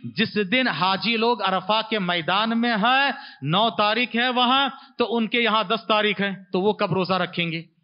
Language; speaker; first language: Urdu; native; Urdu